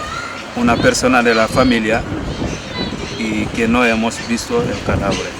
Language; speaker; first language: Spanish; non-native, fluent; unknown